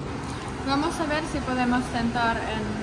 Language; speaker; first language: Spanish; non-native, learner; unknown